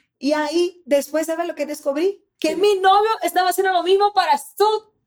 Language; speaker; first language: Spanish; non-native, fluent; Portuguese